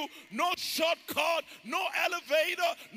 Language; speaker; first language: English; non-native, local second language; Yoruba